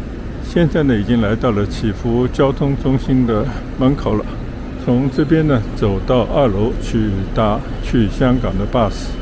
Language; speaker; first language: Chinese; native; Chinese